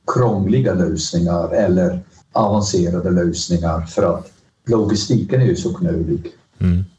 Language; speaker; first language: Swedish; non-native, fluent; Dutch